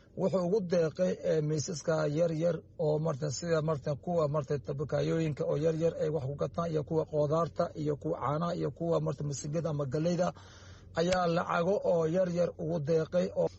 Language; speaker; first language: Somali; non-native, local second language; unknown